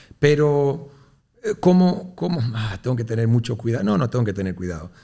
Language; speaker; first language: Spanish; early bilingual, heritage; Spanish